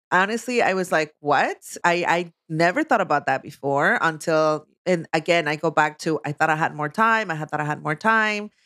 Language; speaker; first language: English; non-native, fluent; Spanish